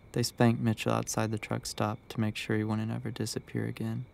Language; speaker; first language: English; native; English